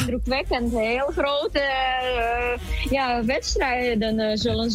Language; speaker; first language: Dutch; non-native, fluent; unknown